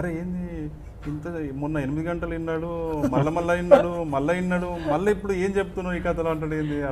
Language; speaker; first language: Telugu; native; Telugu